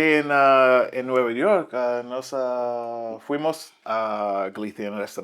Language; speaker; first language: Spanish; non-native, learner; English